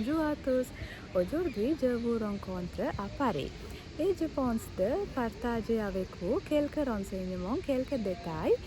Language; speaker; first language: French; non-native, learner; Sinhala